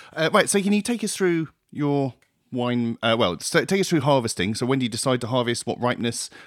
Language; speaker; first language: English; native; English